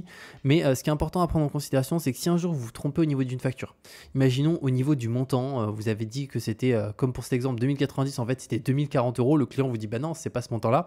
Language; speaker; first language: French; native; French